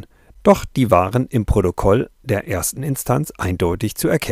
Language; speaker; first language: German; native; German